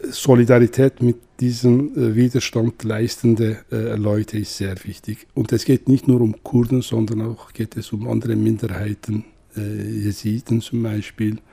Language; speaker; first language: German; non-native, fluent; Kurdish